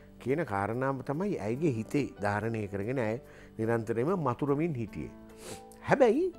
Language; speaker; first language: Sinhala; native; Sinhala